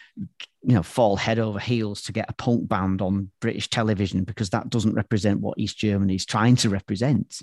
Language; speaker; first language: English; native; English